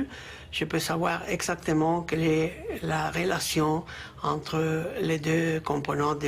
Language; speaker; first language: French; non-native, fluent; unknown